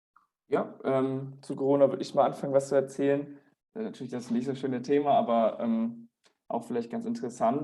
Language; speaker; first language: German; native; German